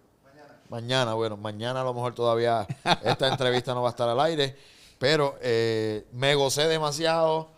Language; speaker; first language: Spanish; native; Spanish